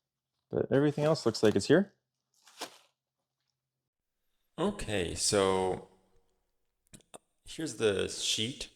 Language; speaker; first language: English; native; English